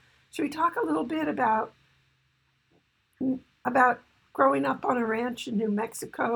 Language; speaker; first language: English; native; English